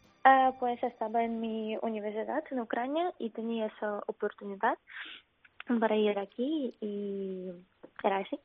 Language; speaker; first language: Spanish; non-native, fluent; Ukrainian